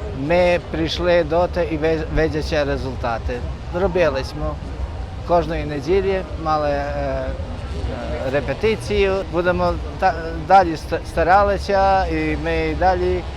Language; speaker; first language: Ukrainian; non-native, learner; Bosnian